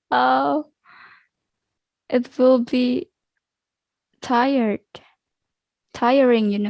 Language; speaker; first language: English; non-native, learner; Indonesian